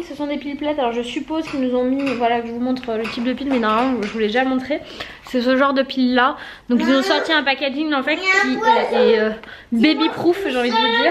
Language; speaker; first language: French; native; French